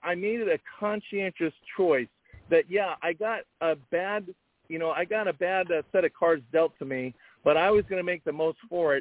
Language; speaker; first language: English; native; English